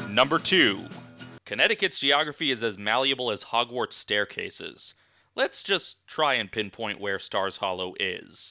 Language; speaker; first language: English; native; English